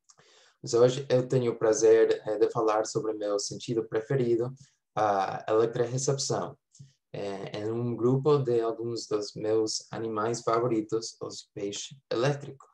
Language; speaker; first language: Portuguese; non-native, fluent; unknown